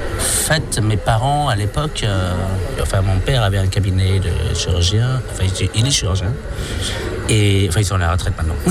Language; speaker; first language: French; non-native, fluent; Khmer